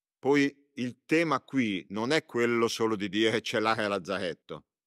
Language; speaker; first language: Italian; native; Italian